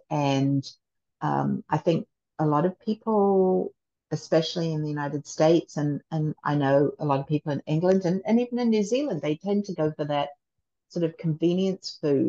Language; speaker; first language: English; native; English